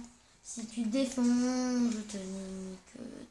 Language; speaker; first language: French; native; French